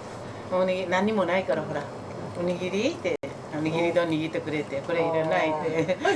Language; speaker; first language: Japanese; native; Japanese